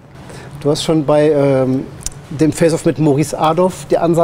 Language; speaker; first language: German; native; German